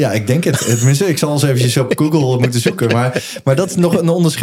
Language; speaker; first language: Dutch; native; Dutch